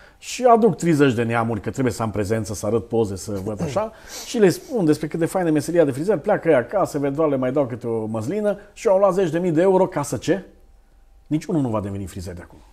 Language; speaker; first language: Romanian; native; Romanian